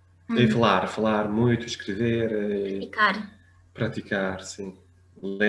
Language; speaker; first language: Portuguese; non-native, fluent; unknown